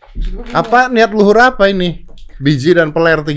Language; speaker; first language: Indonesian; native; Indonesian